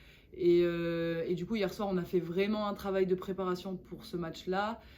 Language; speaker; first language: French; native; French